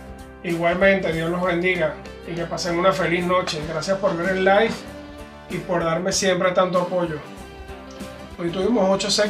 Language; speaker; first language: Spanish; native; Spanish